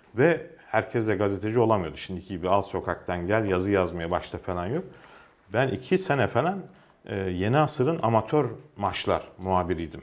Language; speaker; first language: Turkish; native; Turkish